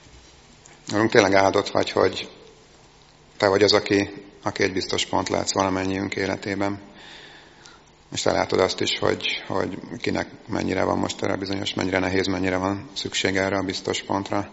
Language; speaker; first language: Hungarian; native; Hungarian